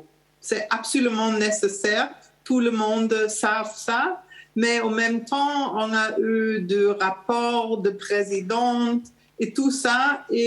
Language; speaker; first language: French; non-native, learner; German